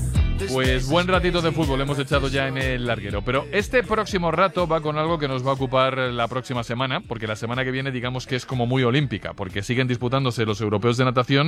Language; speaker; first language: Spanish; native; Spanish